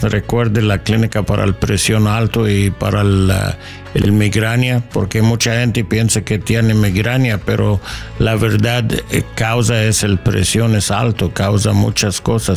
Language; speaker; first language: Spanish; non-native, learner; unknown